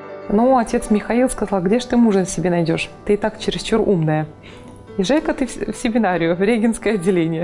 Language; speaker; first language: Russian; native; Russian